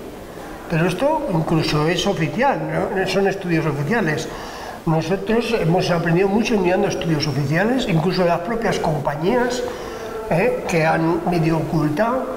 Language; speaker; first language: Spanish; native; Spanish